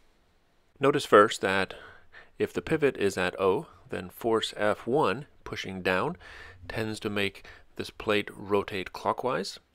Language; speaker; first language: English; native; English